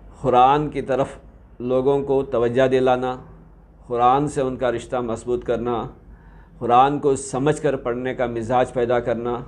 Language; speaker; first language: Hindi; non-native, local second language; Urdu